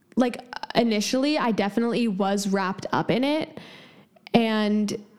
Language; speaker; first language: English; native; English